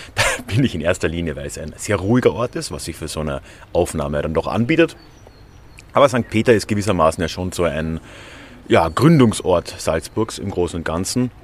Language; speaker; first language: German; native; German